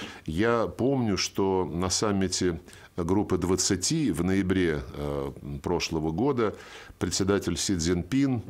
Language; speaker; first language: Russian; native; Russian